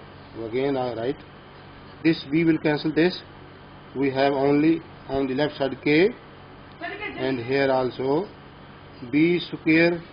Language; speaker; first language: English; non-native, local second language; Urdu